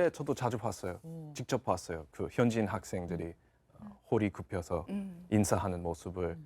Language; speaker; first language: Korean; non-native, fluent; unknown